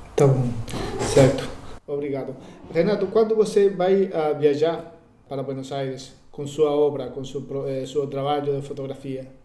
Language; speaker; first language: Portuguese; non-native, learner; Spanish